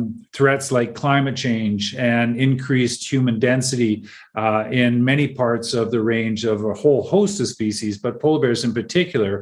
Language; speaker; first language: English; native; English